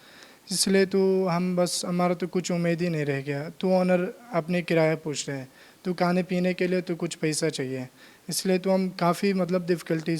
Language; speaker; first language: Hindi; non-native, learner; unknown